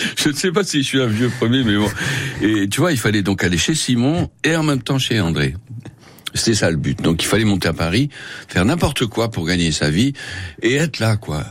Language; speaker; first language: French; non-native, local second language; Spanish